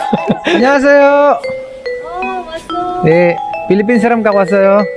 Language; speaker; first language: Korean; non-native, learner; Filipino